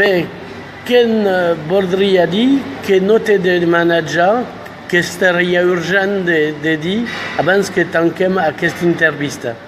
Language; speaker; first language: Catalan; non-native, fluent; French